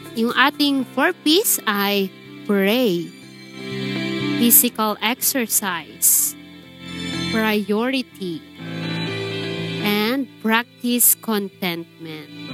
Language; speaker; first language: English; non-native, local second language; Filipino